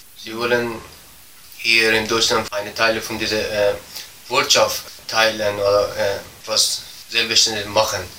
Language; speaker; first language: German; non-native, learner; Persian